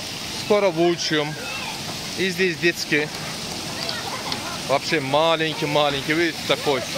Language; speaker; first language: Russian; non-native, learner; Turkish